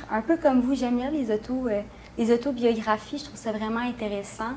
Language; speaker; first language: French; native; French